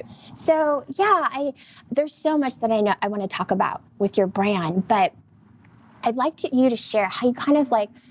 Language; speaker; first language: English; native; English